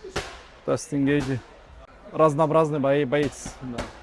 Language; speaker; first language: Russian; non-native, local second language; Kyrgyz